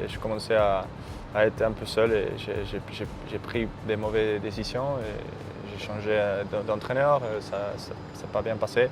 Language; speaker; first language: French; native; French